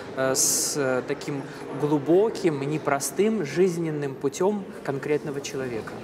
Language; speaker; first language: Russian; native; Russian